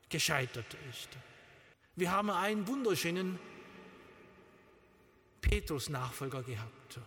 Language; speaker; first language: German; non-native, learner; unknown